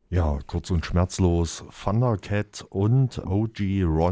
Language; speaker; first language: German; native; German